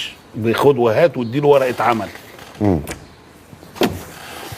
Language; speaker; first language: Arabic; native; Arabic